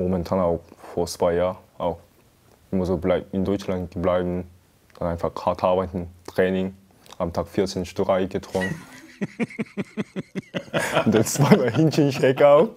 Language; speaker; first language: German; non-native, learner; Korean